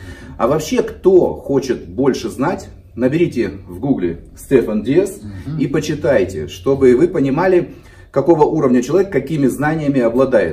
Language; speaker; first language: Russian; native; Russian